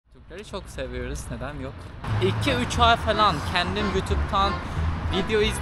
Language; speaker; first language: Turkish; non-native, learner; Uzbek